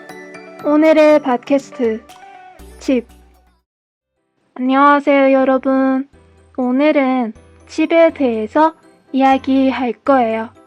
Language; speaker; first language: Korean; non-native, learner; Persian